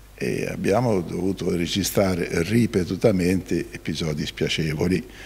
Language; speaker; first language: Italian; native; Italian